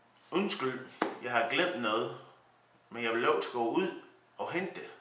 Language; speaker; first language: Danish; non-native, learner; English